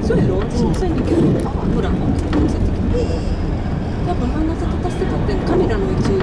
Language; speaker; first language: Japanese; native; Japanese